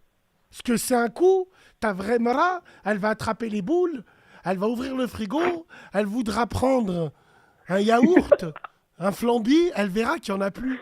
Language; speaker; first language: French; native; French